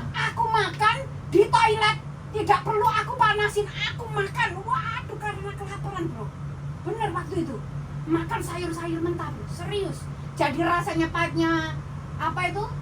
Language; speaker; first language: Indonesian; non-native, local second language; Javanese